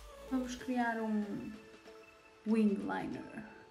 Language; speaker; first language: Portuguese; non-native, fluent; Serbian